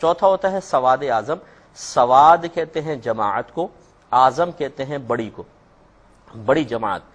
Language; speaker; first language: Urdu; native; Urdu